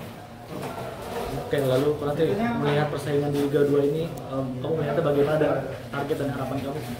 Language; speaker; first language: Indonesian; native; Indonesian